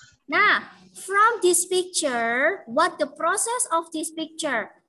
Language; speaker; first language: English; non-native, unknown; Indonesian